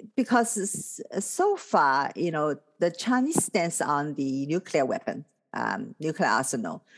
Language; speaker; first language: English; non-native, fluent; Chinese